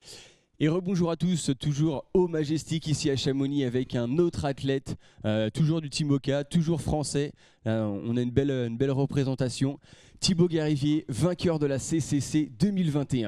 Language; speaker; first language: French; native; French